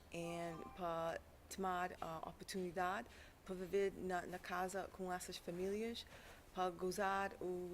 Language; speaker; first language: Portuguese; early bilingual, heritage; English